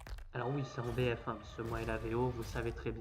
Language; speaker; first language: French; native; French